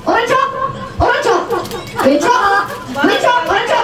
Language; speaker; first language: Korean; non-native, learner; Filipino